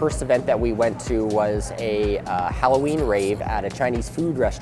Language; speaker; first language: English; native; English